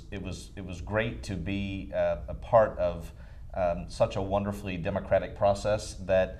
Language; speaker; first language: English; native; English